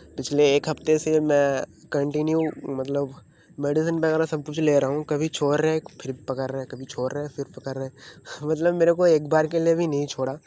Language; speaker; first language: Hindi; non-native, local second language; Bangla